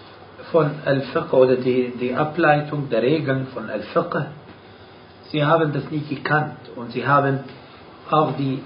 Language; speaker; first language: German; non-native, fluent; Arabic